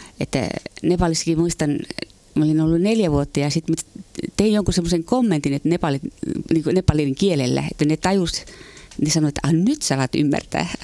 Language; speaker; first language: Finnish; native; Finnish